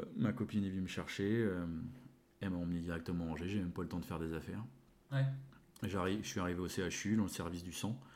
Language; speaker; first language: French; native; French